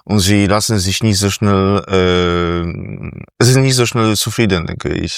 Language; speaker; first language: German; non-native, fluent; Polish